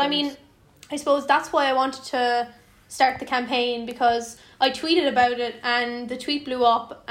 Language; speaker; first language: English; native; English